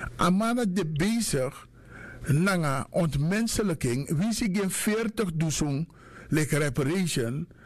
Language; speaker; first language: Dutch; native; Dutch